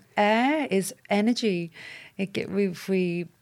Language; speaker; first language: English; native; English